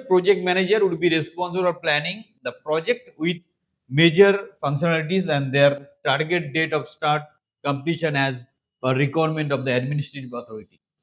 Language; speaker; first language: English; non-native, local second language; Bangla